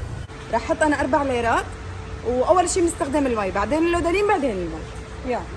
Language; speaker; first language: Arabic; native; Arabic